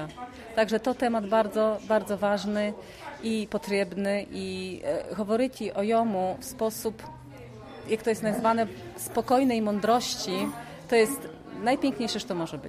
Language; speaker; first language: Polish; non-native, local second language; Ukrainian